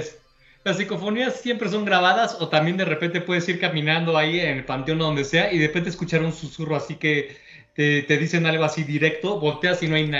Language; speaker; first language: Spanish; native; Spanish